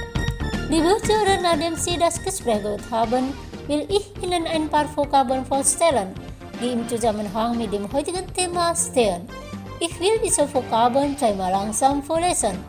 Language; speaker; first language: German; non-native, fluent; Indonesian